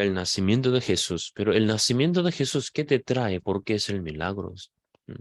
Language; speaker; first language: Spanish; non-native, fluent; Korean